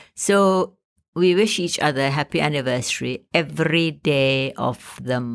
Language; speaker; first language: English; non-native, local second language; Malay